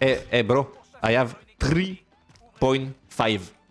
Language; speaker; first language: English; non-native, learner; French